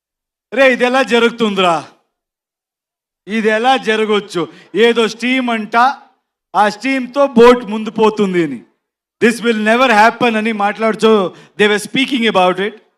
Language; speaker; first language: Telugu; non-native, local second language; Kannada